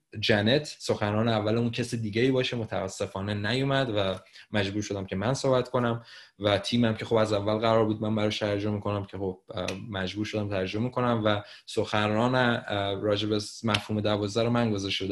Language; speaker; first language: Persian; native; Persian